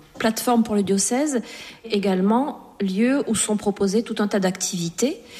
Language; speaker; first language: French; native; French